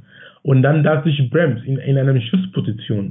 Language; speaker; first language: German; non-native, fluent; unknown